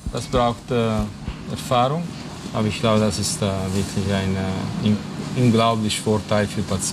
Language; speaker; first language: German; non-native, learner; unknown